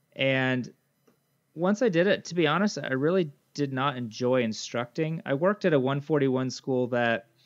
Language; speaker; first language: English; native; English